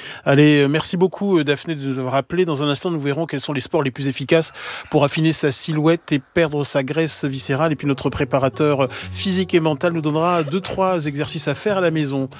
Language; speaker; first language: French; native; French